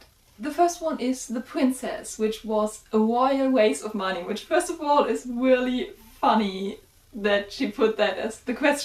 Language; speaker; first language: English; non-native, fluent; German